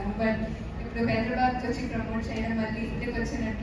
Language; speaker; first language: Telugu; non-native, fluent; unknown